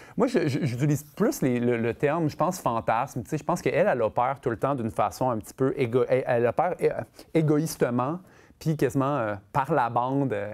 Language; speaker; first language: French; native; French